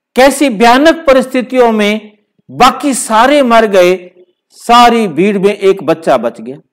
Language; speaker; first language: Hindi; native; Hindi